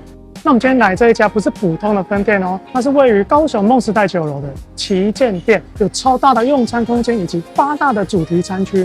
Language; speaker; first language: Chinese; native; Chinese